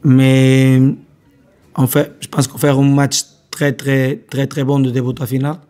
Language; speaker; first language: French; non-native, learner; Portuguese